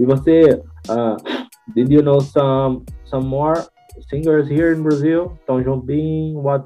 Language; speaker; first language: English; non-native, learner; Portuguese